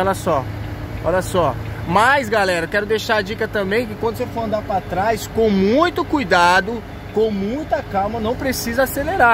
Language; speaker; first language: Portuguese; native; Portuguese